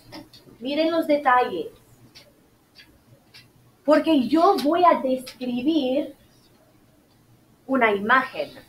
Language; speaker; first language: Spanish; non-native, fluent; English